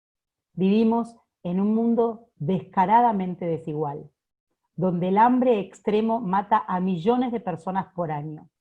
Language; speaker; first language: Spanish; native; Spanish